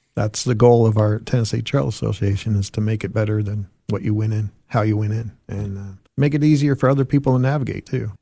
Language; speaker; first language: English; native; English